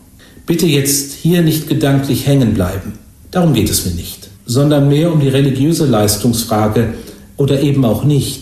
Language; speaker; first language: German; native; German